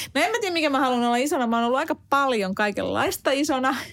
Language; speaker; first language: Finnish; non-native, fluent; Hungarian